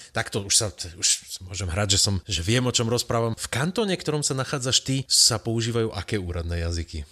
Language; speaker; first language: Slovak; native; Slovak